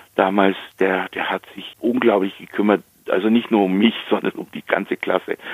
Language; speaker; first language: German; early bilingual, heritage; Slovak